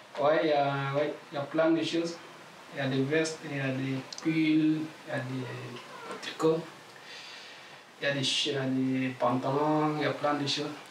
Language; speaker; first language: French; non-native, learner; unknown